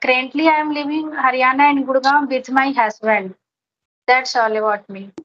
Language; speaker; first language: English; non-native, learner; Hindi